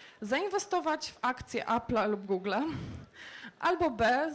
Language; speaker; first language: Polish; native; Polish